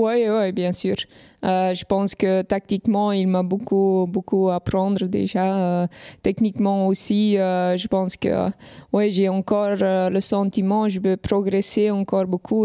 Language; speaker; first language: French; non-native, local second language; Dutch